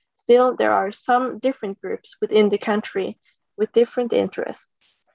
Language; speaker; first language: English; non-native, fluent; Norwegian